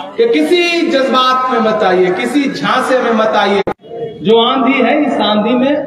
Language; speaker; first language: Hindi; native; Hindi